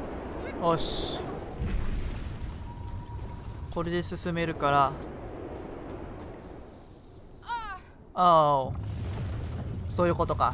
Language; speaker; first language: Japanese; native; Japanese